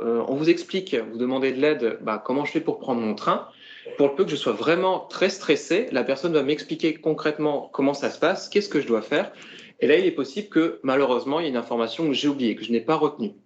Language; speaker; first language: French; native; French